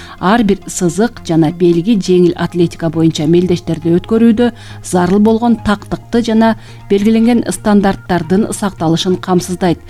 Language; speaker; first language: Kyrgyz; native; Kyrgyz